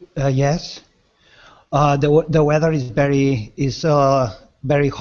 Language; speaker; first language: English; non-native, learner; Spanish